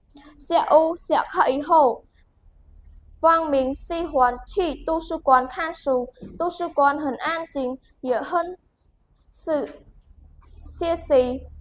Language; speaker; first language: Chinese; non-native, learner; Khmer